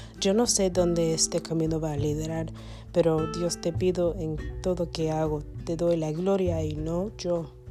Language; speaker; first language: Spanish; non-native, learner; English